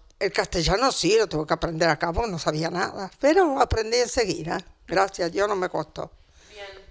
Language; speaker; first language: Spanish; non-native, fluent; Italian